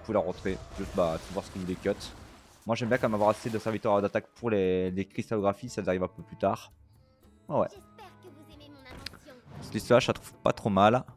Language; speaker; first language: French; native; French